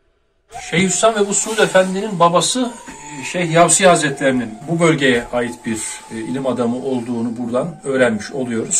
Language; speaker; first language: Turkish; native; Turkish